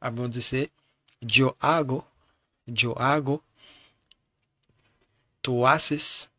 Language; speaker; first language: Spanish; non-native, learner; Haitian Creole